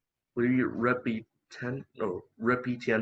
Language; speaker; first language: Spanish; non-native, learner; English